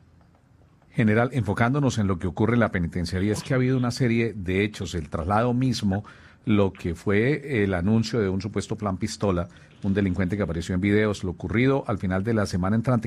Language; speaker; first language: Spanish; native; Spanish